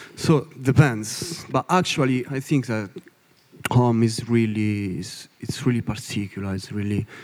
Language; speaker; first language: English; non-native, learner; Italian